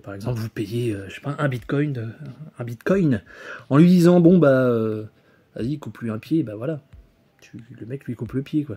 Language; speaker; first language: French; native; French